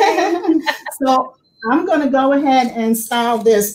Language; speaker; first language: English; native; English